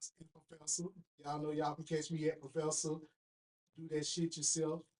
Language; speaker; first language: English; native; English